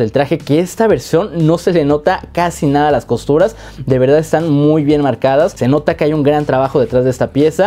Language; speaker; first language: Spanish; native; Spanish